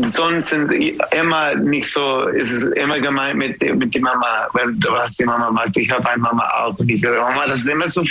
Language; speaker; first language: German; non-native, learner; English